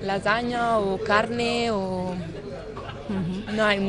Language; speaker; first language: Spanish; non-native, learner; Italian